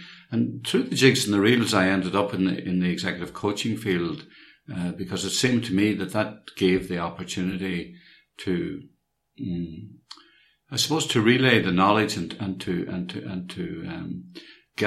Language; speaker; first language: English; native; English